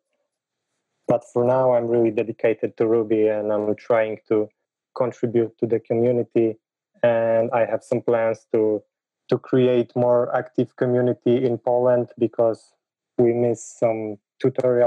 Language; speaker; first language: English; non-native, fluent; Polish